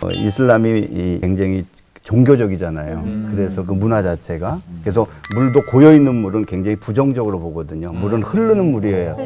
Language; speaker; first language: Korean; native; Korean